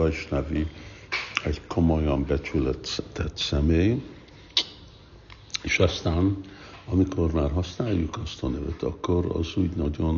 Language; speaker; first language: Hungarian; early bilingual, heritage; Hungarian